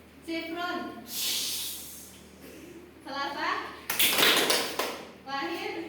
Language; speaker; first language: Arabic; non-native, learner; Indonesian